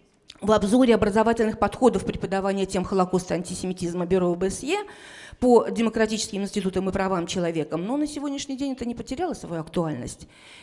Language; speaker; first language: Russian; native; Russian